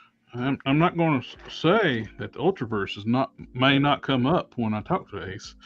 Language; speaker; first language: English; native; English